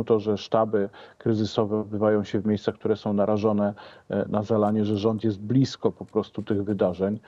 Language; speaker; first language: Polish; native; Polish